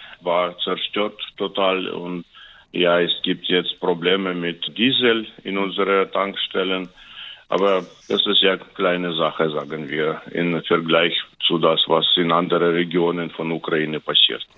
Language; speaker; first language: German; non-native, learner; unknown